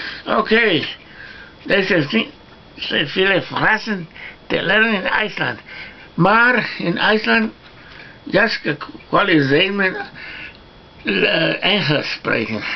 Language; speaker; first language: Dutch; non-native, learner; Spanish